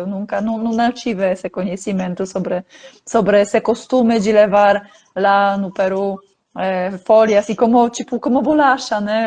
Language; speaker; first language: Portuguese; non-native, fluent; Polish